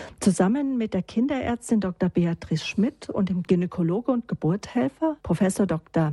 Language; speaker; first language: German; native; German